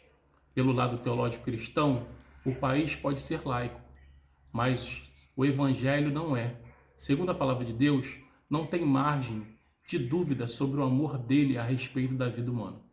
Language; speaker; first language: Portuguese; native; Portuguese